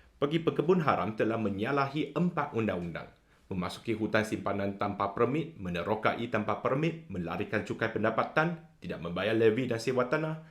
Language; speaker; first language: Malay; non-native, local second language; Chinese